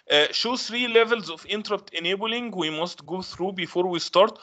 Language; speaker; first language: English; non-native, fluent; Arabic